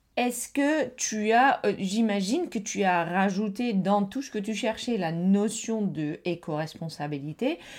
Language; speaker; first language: French; non-native, fluent; Dutch